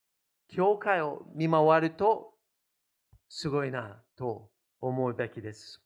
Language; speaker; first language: Japanese; non-native, fluent; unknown